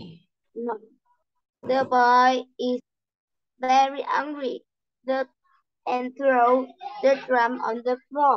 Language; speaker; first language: English; non-native, learner; Vietnamese